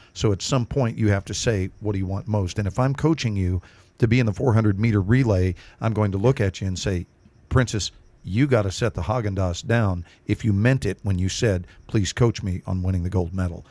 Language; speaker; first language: English; native; English